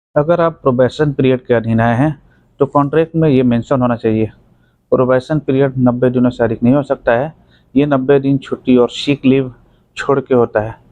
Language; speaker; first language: Hindi; native; Hindi